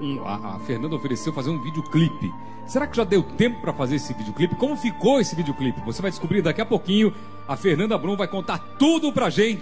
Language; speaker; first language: Portuguese; native; Portuguese